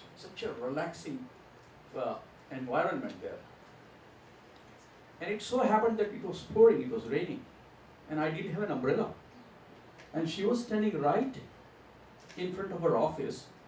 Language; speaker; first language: English; non-native, local second language; Gujarati